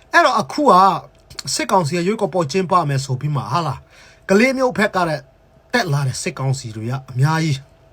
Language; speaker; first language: Burmese; non-native, local second language; Hakha Chin